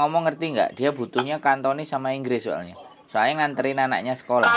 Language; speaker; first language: Indonesian; non-native, local second language; Javanese